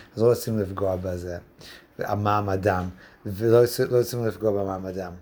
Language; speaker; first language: Hebrew; non-native, fluent; English